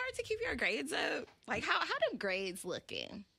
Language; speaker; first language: English; native; English